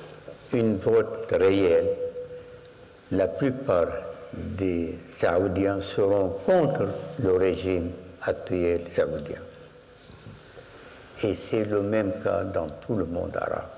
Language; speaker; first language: French; non-native, fluent; Arabic